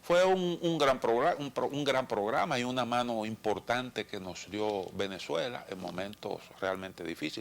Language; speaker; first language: Spanish; native; Spanish